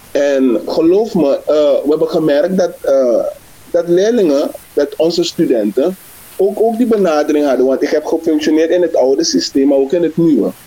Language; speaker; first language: Dutch; native; Dutch